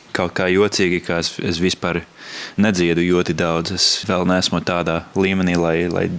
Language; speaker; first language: Latvian; non-native, fluent; English